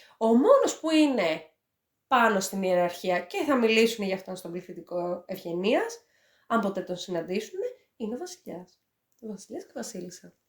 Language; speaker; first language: Greek; native; Greek